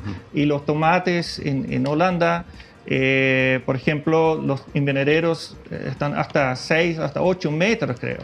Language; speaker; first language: Spanish; non-native, fluent; Dutch